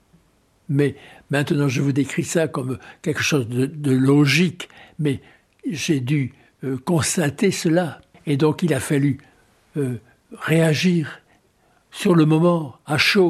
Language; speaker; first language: French; native; French